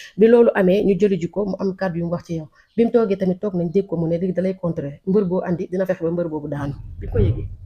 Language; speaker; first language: Wolof; native; Wolof